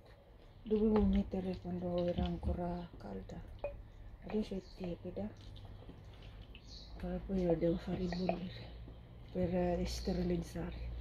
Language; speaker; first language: Italian; non-native, learner; Cebuano